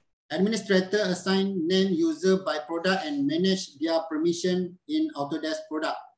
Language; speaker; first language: English; non-native, local second language; Malay